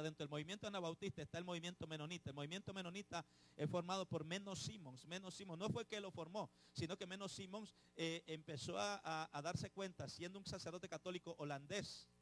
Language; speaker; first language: Spanish; native; Spanish